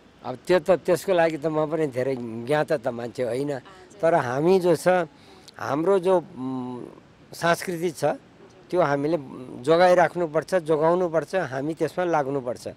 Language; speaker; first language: Nepali; non-native, local second language; Gurung